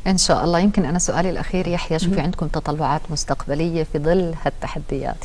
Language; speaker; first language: Arabic; native; Arabic